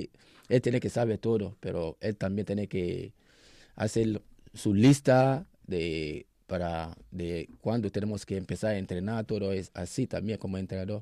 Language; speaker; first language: Spanish; non-native, learner; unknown